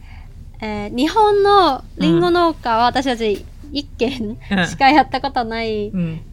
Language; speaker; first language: Japanese; non-native, fluent; Cantonese